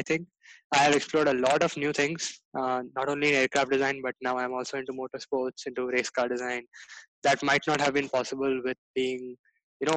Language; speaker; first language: English; non-native, local second language; Gujarati